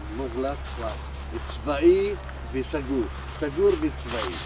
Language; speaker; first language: Hebrew; non-native, local second language; Arabic